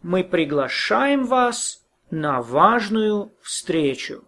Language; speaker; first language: Russian; non-native, fluent; English